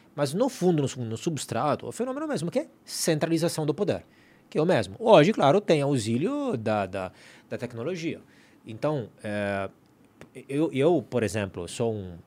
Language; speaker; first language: Portuguese; non-native, fluent; Italian